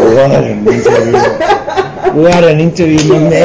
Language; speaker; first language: English; early bilingual, other home language; German